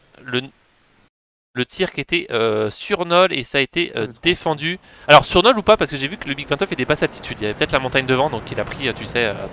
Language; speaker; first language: French; native; French